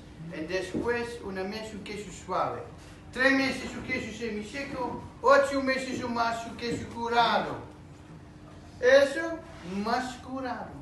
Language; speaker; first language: Spanish; non-native, learner; Dutch